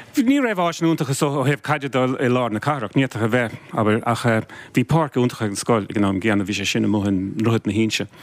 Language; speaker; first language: Irish; non-native, local second language; English